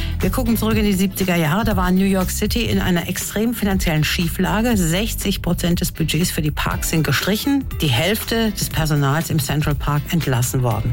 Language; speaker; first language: German; native; German